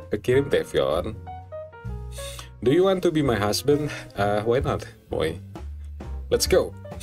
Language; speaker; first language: English; non-native, learner; Indonesian